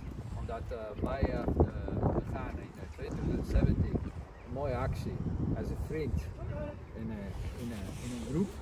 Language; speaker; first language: Dutch; non-native, learner; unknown